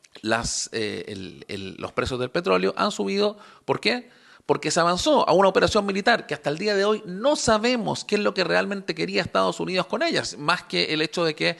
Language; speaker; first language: Spanish; native; Spanish